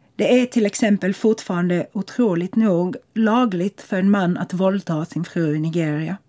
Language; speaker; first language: Swedish; non-native, fluent; English